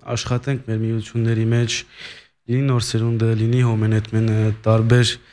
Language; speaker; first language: Armenian; early bilingual, heritage; Armenian